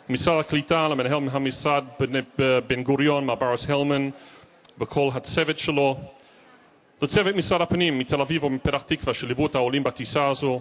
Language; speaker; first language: Hebrew; non-native, fluent; English